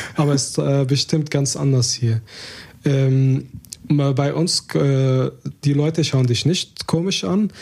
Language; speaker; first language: German; non-native, learner; Arabic